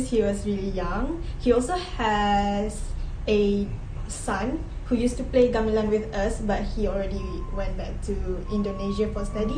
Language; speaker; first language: English; non-native, local second language; Malay